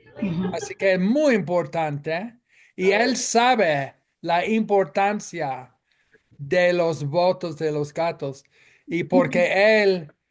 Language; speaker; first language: Spanish; non-native, fluent; English